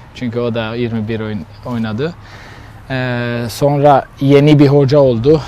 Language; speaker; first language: Turkish; non-native, learner; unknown